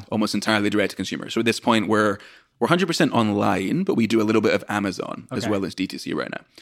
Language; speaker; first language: English; native; English